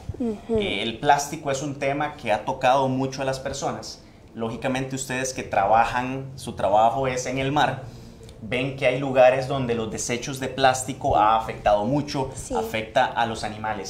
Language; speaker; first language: Spanish; native; Spanish